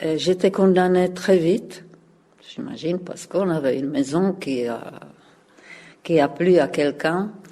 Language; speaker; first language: French; non-native, fluent; Czech